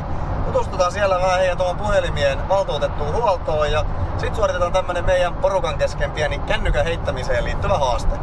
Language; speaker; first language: Finnish; native; Finnish